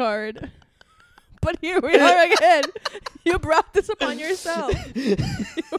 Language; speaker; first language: English; non-native, fluent; Latvian